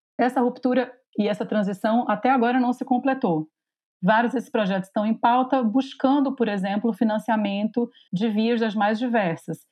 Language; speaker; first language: Portuguese; native; Portuguese